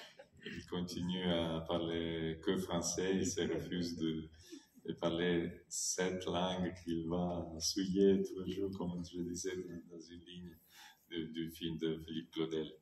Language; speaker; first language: French; non-native, fluent; Italian